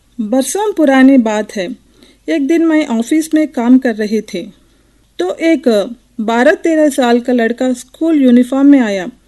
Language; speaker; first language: Hindi; non-native, local second language; Telugu